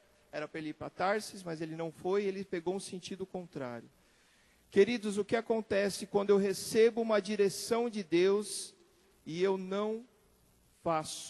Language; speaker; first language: Portuguese; native; Portuguese